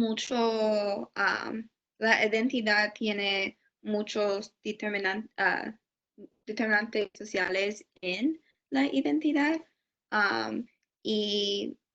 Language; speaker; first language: Spanish; non-native, learner; English